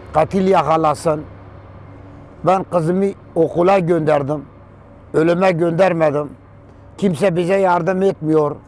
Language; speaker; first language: Turkish; non-native, local second language; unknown